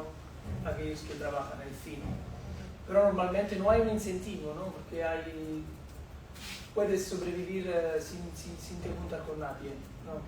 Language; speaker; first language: Spanish; non-native, fluent; Portuguese